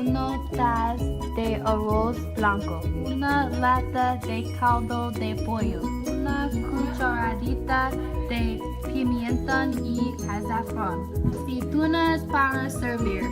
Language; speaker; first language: Spanish; non-native, learner; English